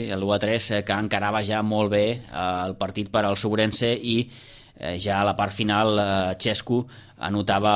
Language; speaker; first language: Catalan; native; Catalan